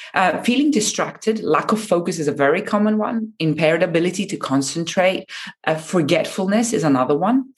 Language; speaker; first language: English; non-native, fluent; Japanese